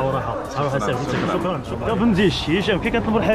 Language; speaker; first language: Arabic; native; Arabic